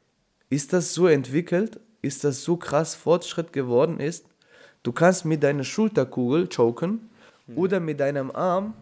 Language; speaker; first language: German; non-native, fluent; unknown